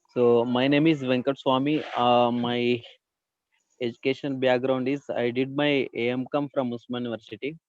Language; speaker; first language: English; non-native, local second language; Telugu